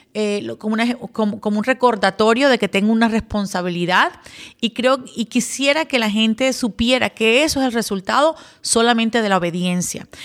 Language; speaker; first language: Spanish; early bilingual, other home language; English